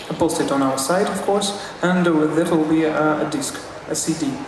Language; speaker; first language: English; non-native, fluent; Russian